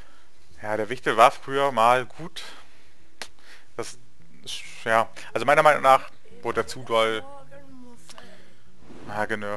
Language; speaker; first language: German; native; German